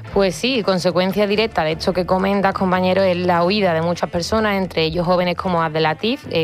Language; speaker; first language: Spanish; native; Spanish